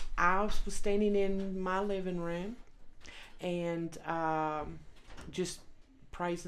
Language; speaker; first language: English; native; English